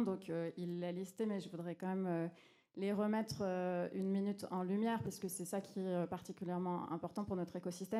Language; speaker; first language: French; native; French